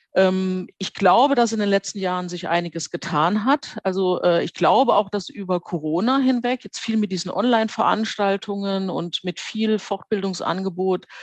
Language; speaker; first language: German; native; German